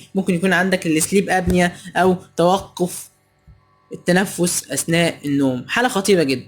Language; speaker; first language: Arabic; native; Arabic